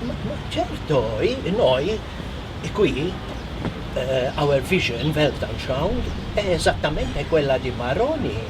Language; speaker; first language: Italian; non-native, fluent; Maltese